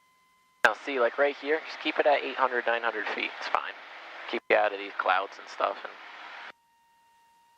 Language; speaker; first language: English; native; English